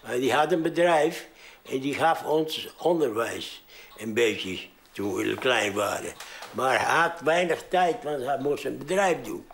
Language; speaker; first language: Dutch; early bilingual, heritage; Dutch